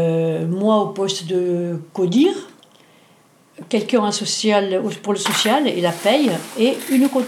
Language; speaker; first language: French; native; French